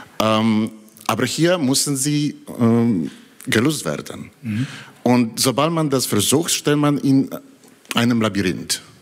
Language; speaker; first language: German; non-native, fluent; Polish